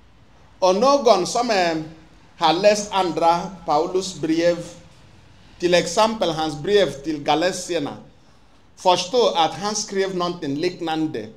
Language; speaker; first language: Swedish; non-native, fluent; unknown